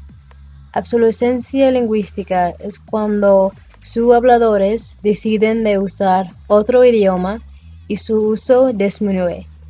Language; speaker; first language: Spanish; non-native, learner; English